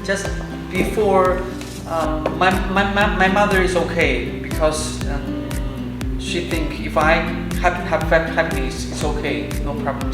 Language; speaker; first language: English; non-native, learner; Chinese